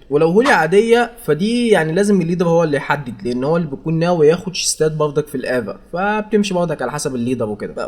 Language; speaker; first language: Arabic; native; Arabic